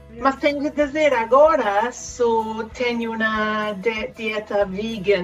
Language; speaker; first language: Portuguese; non-native, fluent; Spanish